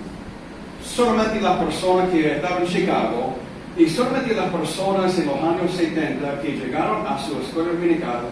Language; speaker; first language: Spanish; non-native, fluent; English